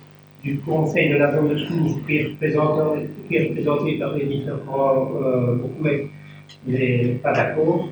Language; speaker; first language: French; native; French